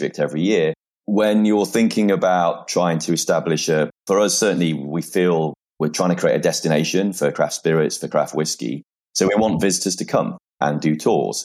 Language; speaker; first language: English; native; English